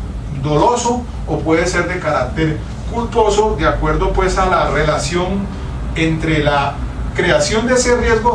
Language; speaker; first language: Spanish; native; Spanish